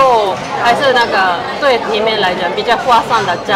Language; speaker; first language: Chinese; non-native, fluent; Japanese